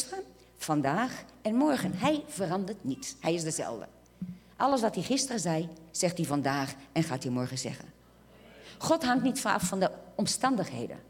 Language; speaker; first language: Dutch; non-native, fluent; Portuguese